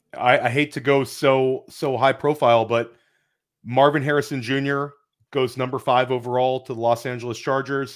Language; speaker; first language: English; native; English